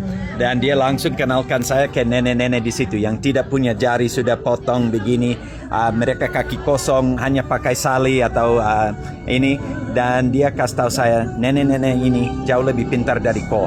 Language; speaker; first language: Indonesian; non-native, fluent; English